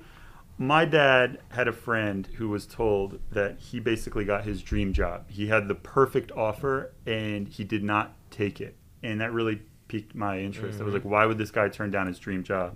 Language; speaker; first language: English; native; English